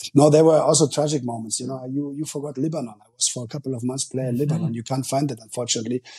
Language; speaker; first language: English; non-native, fluent; German